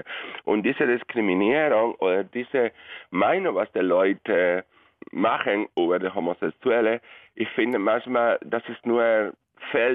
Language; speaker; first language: German; non-native, fluent; Spanish